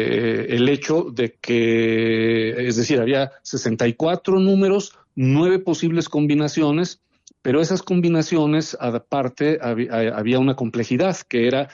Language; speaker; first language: Spanish; native; Spanish